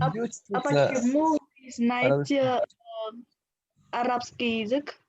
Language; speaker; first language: Russian; non-native, learner; Vietnamese